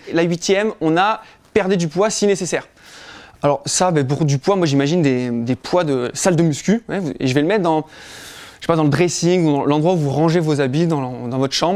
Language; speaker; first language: French; native; French